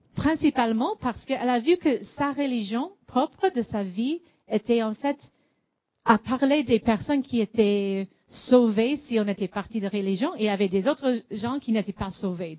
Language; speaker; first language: French; non-native, fluent; English